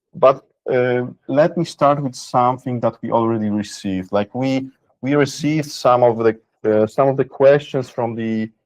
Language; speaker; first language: English; non-native, fluent; Polish